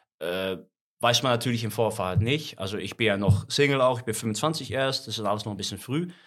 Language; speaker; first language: German; non-native, fluent; Dutch